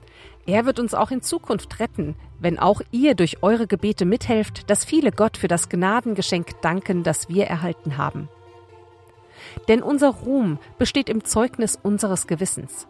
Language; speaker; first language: German; native; German